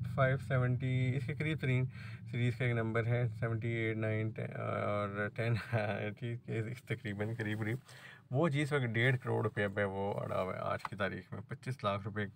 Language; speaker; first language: Urdu; native; Urdu